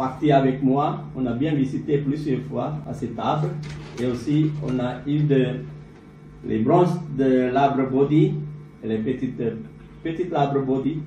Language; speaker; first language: French; non-native, learner; Sinhala